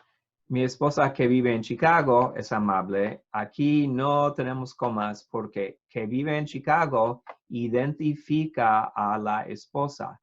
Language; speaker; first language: Spanish; non-native, fluent; English